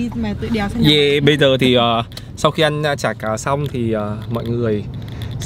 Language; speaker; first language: Vietnamese; native; Vietnamese